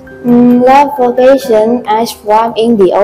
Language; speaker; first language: English; non-native, learner; Vietnamese